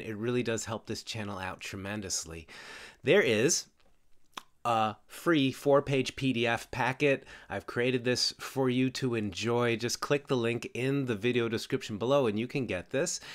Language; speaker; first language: English; native; English